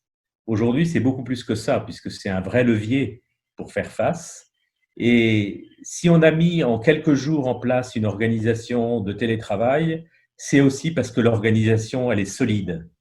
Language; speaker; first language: French; native; French